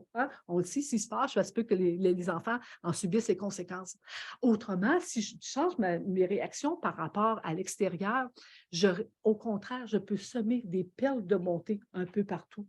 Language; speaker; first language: French; native; French